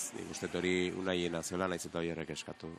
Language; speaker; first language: Basque; native; Basque